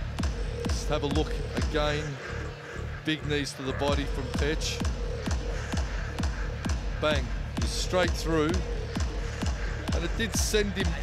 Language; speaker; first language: English; native; English